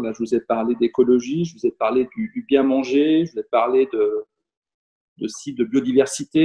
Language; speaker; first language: French; native; French